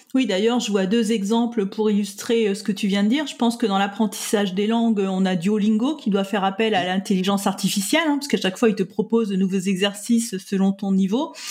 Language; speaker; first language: French; native; French